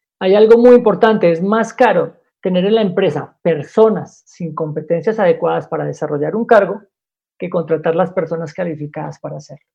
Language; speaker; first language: Spanish; native; Spanish